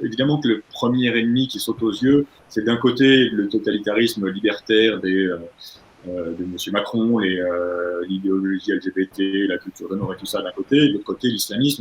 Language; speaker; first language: French; native; French